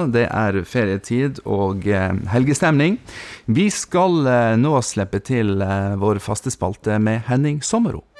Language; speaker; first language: Norwegian; native; Norwegian